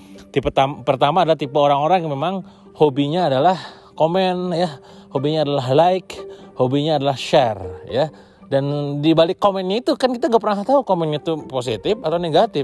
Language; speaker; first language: Indonesian; native; Indonesian